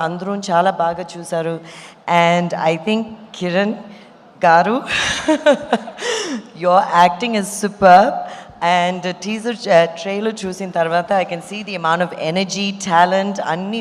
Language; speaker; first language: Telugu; non-native, learner; Malayalam